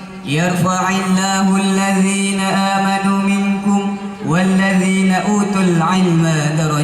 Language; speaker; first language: Arabic; non-native, learner; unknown